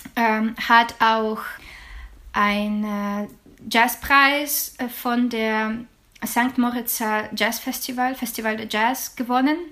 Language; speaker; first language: German; non-native, fluent; Ukrainian